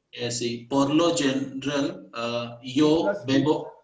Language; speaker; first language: Spanish; non-native, learner; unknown